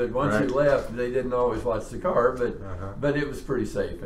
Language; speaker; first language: English; native; English